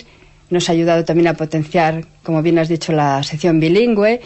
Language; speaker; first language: Spanish; native; Spanish